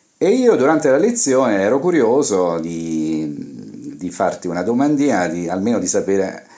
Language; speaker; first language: Italian; native; Italian